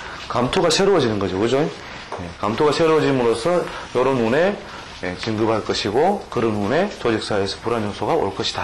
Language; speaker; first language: Korean; native; Korean